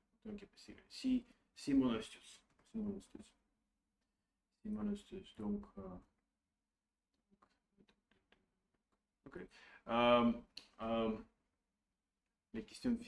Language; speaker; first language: French; non-native, learner; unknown